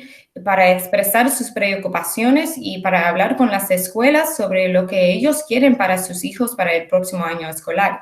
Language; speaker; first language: Spanish; early bilingual, heritage; English